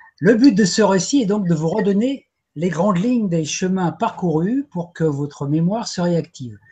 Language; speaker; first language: French; native; French